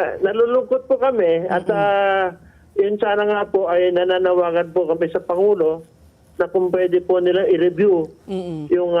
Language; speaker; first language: Filipino; native; Filipino